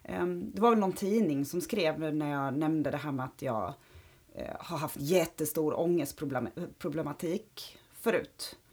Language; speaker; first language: Swedish; early bilingual, other home language; Romanian